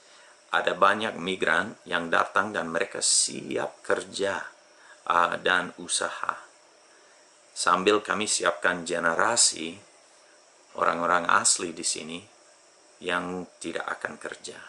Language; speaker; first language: Indonesian; non-native, fluent; English